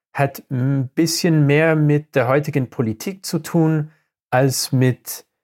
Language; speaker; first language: German; non-native, fluent; English